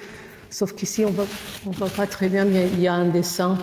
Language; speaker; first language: French; non-native, fluent; Portuguese